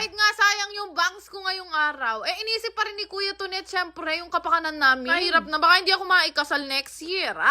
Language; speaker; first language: Filipino; native; Filipino